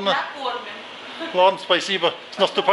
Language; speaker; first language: Russian; non-native, fluent; English